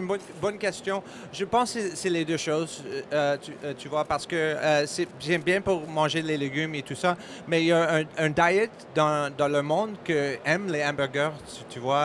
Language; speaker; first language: French; non-native, learner; English